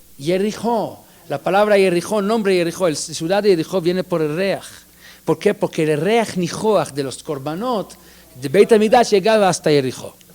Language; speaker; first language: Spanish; non-native, fluent; Hebrew